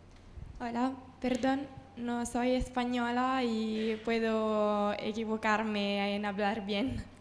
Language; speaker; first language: Spanish; non-native, fluent; Italian